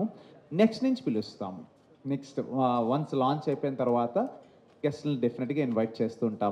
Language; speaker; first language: Telugu; native; Telugu